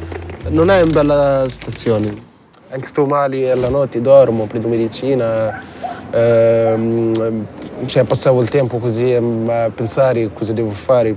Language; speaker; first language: Italian; non-native, learner; Arabic